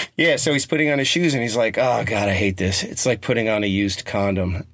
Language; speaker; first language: English; native; English